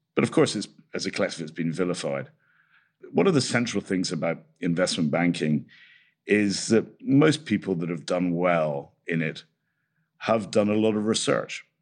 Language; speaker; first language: English; native; English